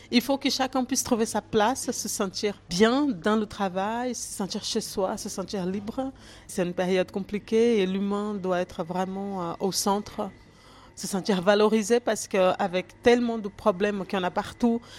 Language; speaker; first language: French; non-native, fluent; Portuguese